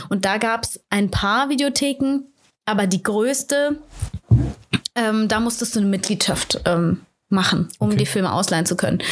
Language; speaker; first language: German; native; German